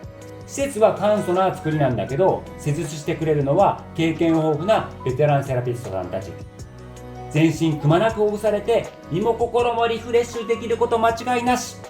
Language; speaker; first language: Japanese; native; Japanese